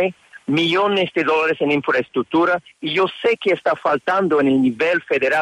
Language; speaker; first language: Spanish; non-native, learner; English